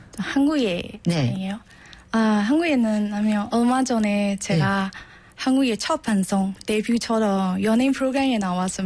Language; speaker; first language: Korean; non-native, learner; Burmese